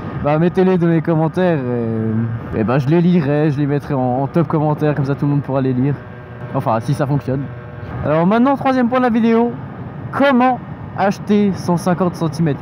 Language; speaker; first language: French; native; French